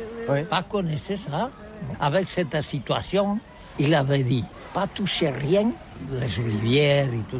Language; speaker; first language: French; non-native, learner; Catalan